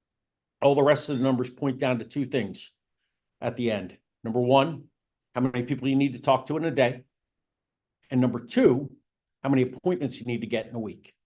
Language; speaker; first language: English; native; English